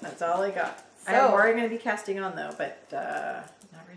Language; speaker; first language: English; native; English